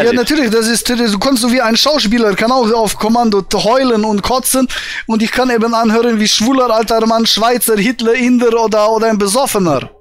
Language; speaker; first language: German; native; German